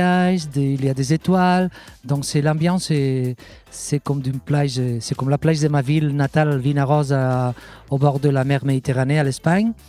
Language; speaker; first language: French; non-native, fluent; Catalan